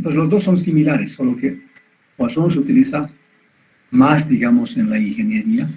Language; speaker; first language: Spanish; native; Spanish